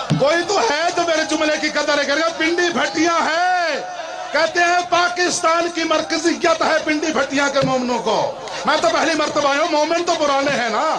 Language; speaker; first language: Urdu; non-native, local second language; Punjabi